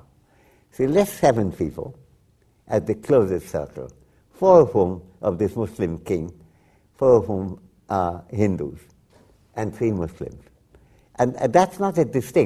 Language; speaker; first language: English; non-native, local second language; Bangla